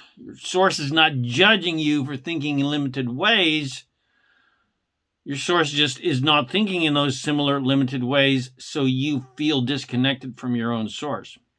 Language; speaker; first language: English; native; English